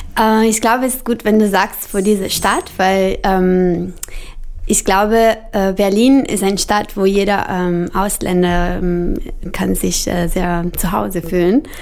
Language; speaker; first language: German; non-native, fluent; Italian